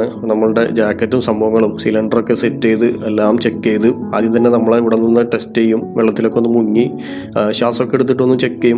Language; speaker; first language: Malayalam; native; Malayalam